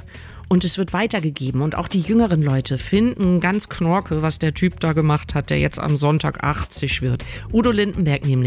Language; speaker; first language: German; native; German